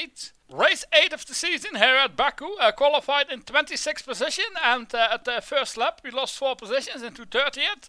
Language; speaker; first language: English; non-native, fluent; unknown